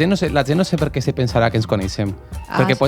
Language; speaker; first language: Catalan; native; Catalan